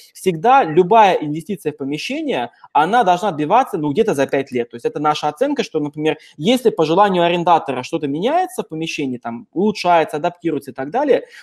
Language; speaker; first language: Russian; native; Russian